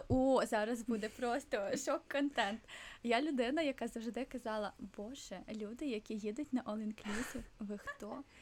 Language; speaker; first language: Ukrainian; non-native, local second language; Russian